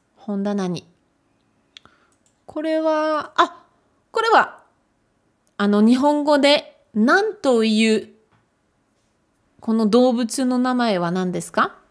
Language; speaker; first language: Japanese; non-native, fluent; French